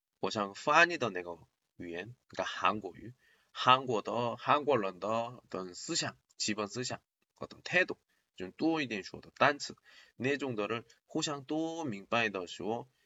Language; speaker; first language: Chinese; non-native, learner; Korean